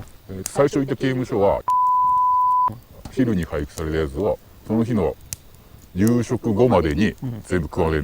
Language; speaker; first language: Japanese; native; Japanese